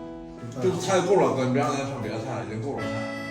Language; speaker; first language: Chinese; native; Chinese